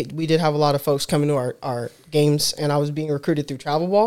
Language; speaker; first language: English; native; English